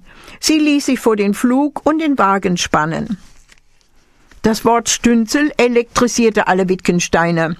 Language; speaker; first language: German; native; German